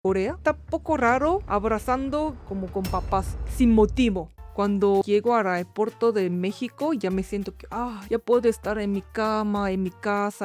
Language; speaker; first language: Spanish; non-native, learner; Korean